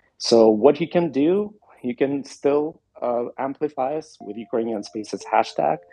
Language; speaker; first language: English; non-native, fluent; Ukrainian